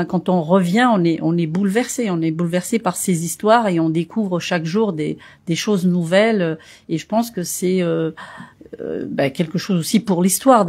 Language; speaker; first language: French; early bilingual, other home language; Portuguese